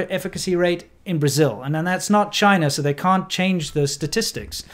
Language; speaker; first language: English; native; English